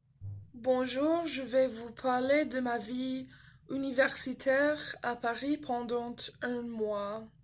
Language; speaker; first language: French; non-native, fluent; English